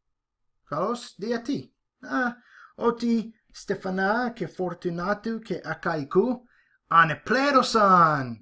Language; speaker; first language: Greek; non-native, fluent; English